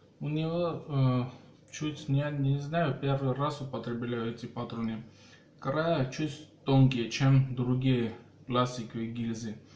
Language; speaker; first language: Russian; non-native, local second language; Armenian